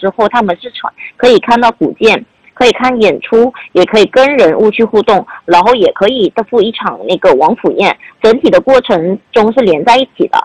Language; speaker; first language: Chinese; early bilingual, heritage; Chinese